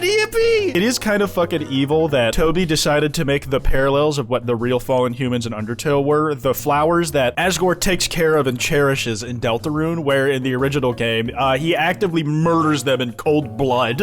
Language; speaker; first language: English; native; English